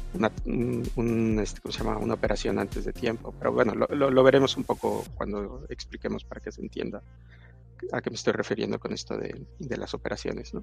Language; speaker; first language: Spanish; native; Spanish